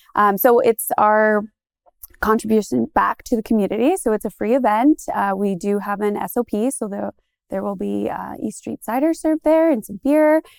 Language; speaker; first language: English; native; English